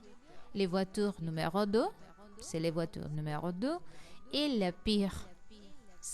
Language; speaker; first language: French; non-native, learner; Spanish